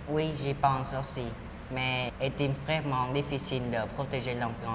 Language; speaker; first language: French; non-native, learner; Vietnamese